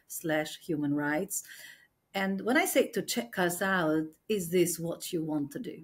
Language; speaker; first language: English; non-native, fluent; Albanian